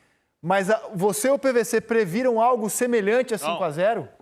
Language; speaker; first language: Portuguese; native; Portuguese